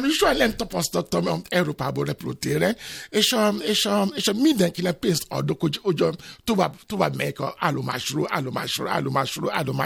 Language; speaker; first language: Hungarian; non-native, fluent; Yoruba